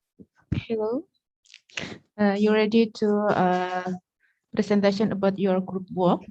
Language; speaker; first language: English; non-native, learner; Indonesian